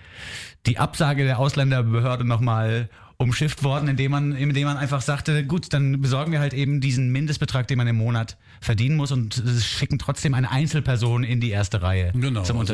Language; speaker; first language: German; native; German